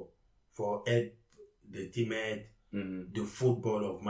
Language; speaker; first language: English; non-native, learner; French